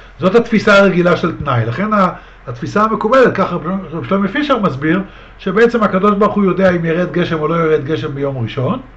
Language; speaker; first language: Hebrew; native; Hebrew